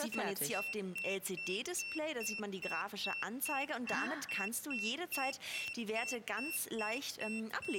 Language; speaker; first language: German; native; German